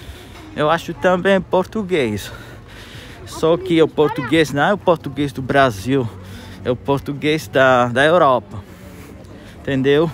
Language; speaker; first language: Portuguese; non-native, fluent; Italian